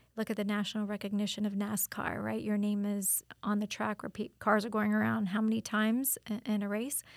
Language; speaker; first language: English; native; English